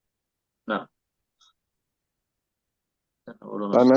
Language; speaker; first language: Arabic; non-native, fluent; Indonesian